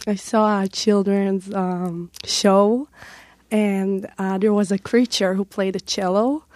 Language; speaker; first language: English; non-native, fluent; Hebrew